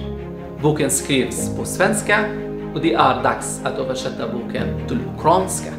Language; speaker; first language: Swedish; non-native, fluent; Arabic